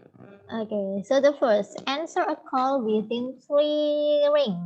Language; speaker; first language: English; non-native, fluent; Indonesian